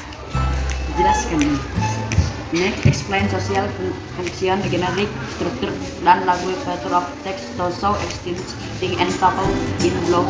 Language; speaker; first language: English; non-native, learner; Indonesian